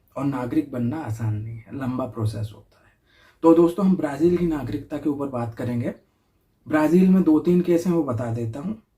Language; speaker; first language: Hindi; native; Hindi